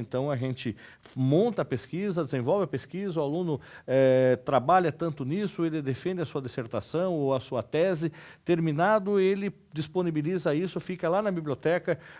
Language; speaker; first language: Portuguese; native; Portuguese